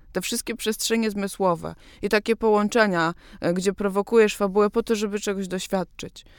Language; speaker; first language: Polish; native; Polish